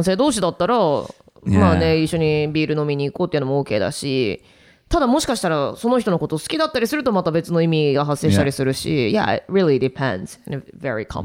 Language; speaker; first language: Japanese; native; Japanese